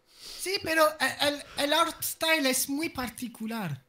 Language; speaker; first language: Spanish; non-native, learner; French